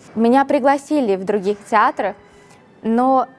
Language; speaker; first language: Russian; non-native, fluent; Portuguese